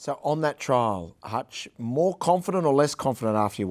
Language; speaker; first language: English; native; English